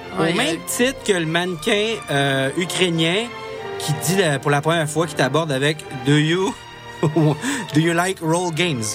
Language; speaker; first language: French; native; French